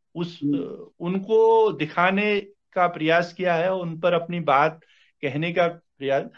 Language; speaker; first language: Hindi; native; Hindi